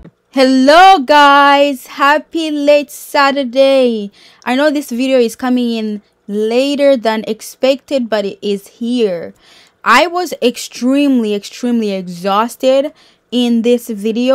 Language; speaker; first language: English; native; English